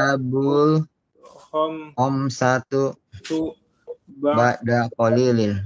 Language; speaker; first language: Arabic; non-native, learner; Indonesian